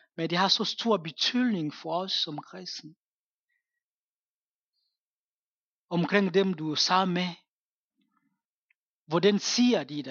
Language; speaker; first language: Danish; non-native, fluent; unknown